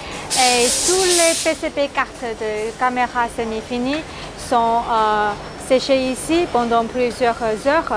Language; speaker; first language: French; non-native, learner; Chinese